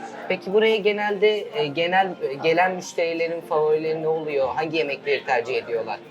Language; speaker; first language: Turkish; native; Turkish